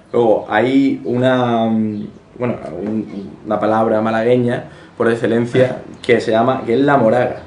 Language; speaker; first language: Spanish; native; Spanish